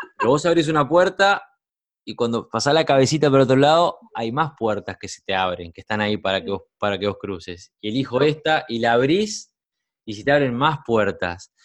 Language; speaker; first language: Spanish; native; Spanish